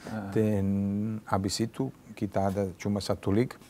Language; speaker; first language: Indonesian; non-native, fluent; Serbian